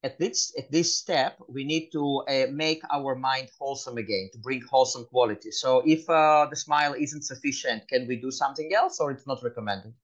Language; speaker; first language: English; non-native, fluent; Hebrew